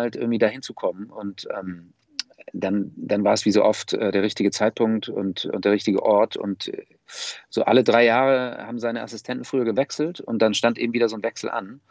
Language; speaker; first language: German; native; German